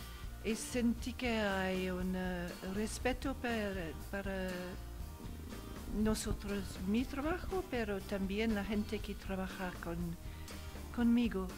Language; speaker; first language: Spanish; non-native, learner; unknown